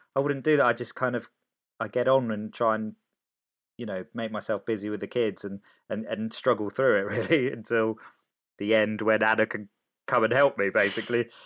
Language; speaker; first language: English; native; English